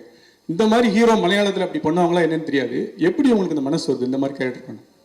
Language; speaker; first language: Tamil; native; Tamil